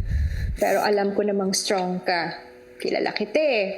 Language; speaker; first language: Filipino; native; Filipino